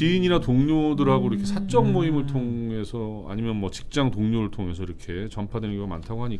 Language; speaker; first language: Korean; native; Korean